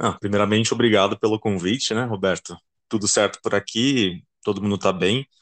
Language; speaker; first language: Portuguese; non-native, fluent; Dutch